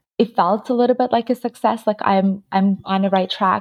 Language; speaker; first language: English; non-native, fluent; Ukrainian